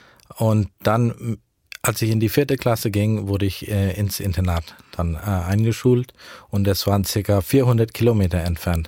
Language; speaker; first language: German; early bilingual, heritage; German